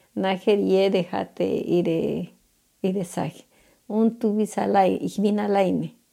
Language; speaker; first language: German; non-native, learner; Spanish